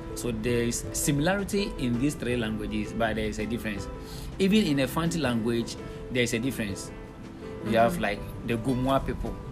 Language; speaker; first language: English; non-native, local second language; Akan